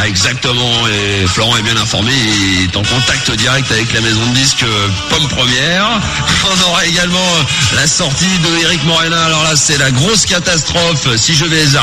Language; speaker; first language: French; native; French